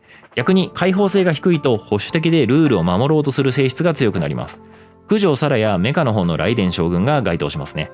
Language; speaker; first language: Japanese; native; Japanese